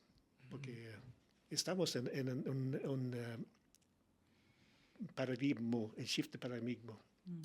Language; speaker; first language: Spanish; non-native, learner; Swedish